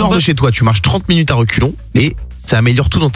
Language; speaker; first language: French; native; French